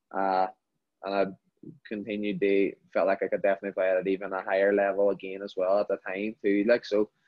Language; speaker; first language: English; native; English